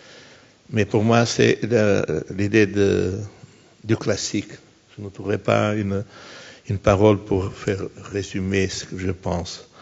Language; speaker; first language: French; non-native, fluent; Portuguese